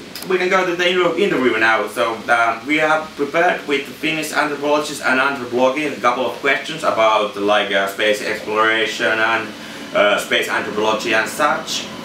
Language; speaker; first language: English; non-native, fluent; Finnish